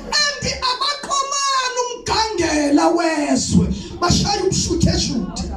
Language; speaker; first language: Zulu; native; Zulu